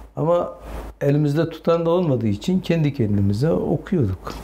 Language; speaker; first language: Turkish; non-native, local second language; Zaza